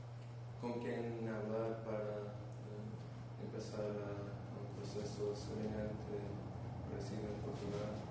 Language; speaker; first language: Spanish; non-native, learner; Portuguese